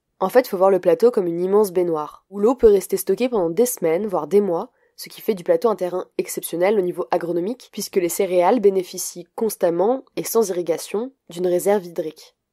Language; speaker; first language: French; native; French